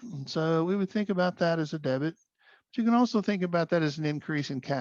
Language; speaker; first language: English; native; English